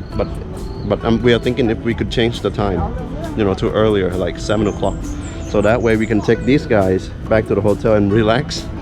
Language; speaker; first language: English; non-native, fluent; Thai